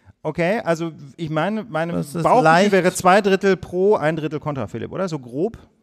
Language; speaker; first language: German; native; German